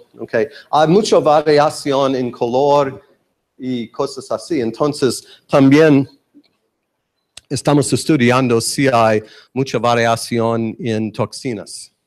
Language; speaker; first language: Spanish; non-native, learner; English